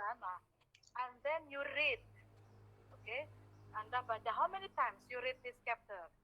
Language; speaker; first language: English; non-native, fluent; Indonesian